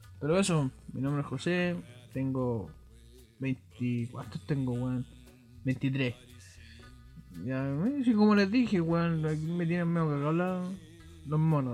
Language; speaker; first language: Spanish; native; Spanish